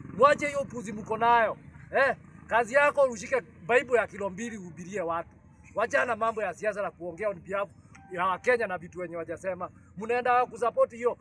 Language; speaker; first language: Swahili; non-native, local second language; Kikuyu